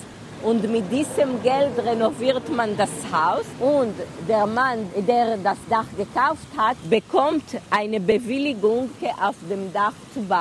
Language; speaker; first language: German; non-native, fluent; Hebrew